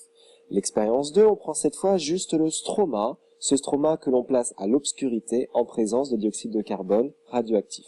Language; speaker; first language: French; native; French